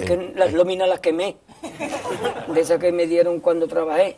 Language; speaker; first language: Spanish; native; Spanish